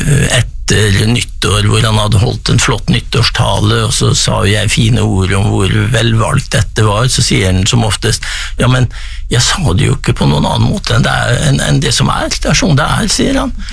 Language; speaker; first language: Norwegian; native; Norwegian